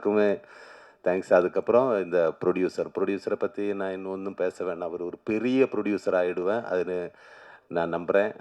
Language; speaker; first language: Tamil; non-native, learner; Malayalam